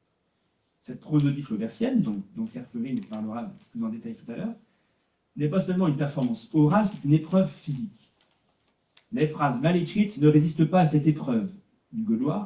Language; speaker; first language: French; native; French